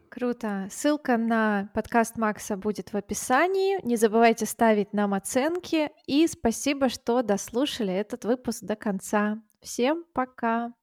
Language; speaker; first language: Russian; native; Russian